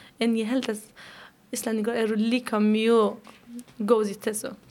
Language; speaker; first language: Icelandic; non-native, learner; Persian